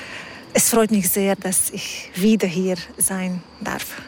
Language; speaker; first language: German; non-native, fluent; Hungarian